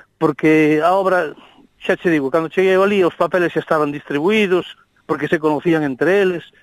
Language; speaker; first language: Galician; non-native, local second language; Spanish